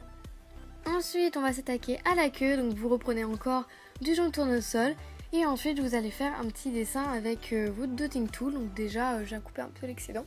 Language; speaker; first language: French; native; French